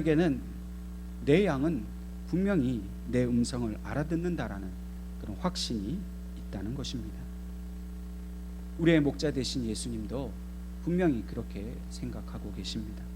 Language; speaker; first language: Korean; native; Korean